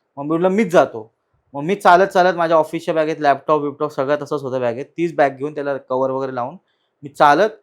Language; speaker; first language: Marathi; native; Marathi